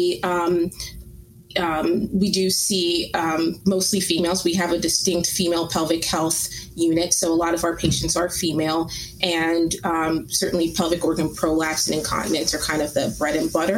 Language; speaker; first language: English; native; English